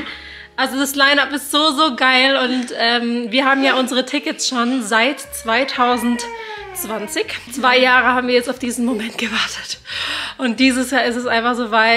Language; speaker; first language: German; native; German